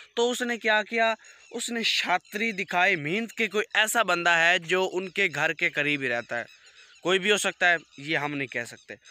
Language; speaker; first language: Urdu; non-native, local second language; Punjabi